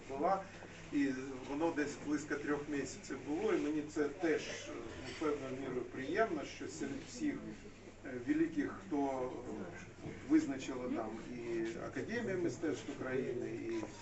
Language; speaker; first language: Ukrainian; non-native, local second language; Russian